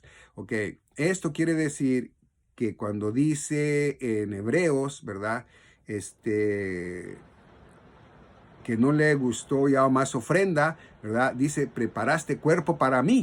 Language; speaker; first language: Spanish; native; Spanish